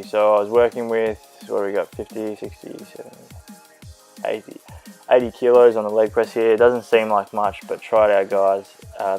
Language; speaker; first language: English; native; English